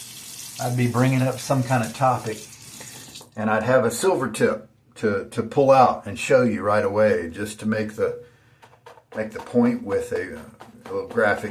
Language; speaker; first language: English; native; English